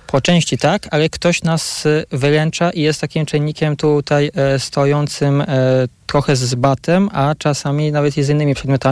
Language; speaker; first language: Polish; native; Polish